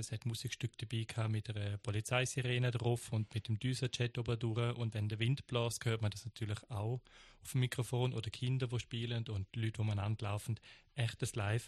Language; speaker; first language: German; native; German